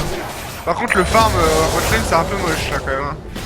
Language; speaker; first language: French; native; French